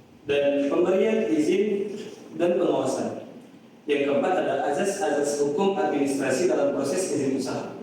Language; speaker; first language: Indonesian; native; Indonesian